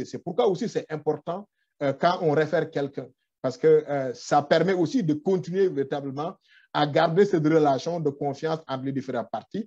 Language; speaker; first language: French; non-native, local second language; Wolof